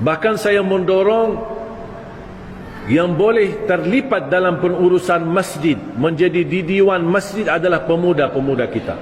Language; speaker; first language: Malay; non-native, fluent; Arabic